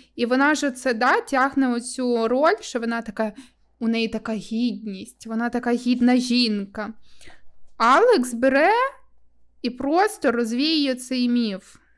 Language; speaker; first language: Ukrainian; native; Ukrainian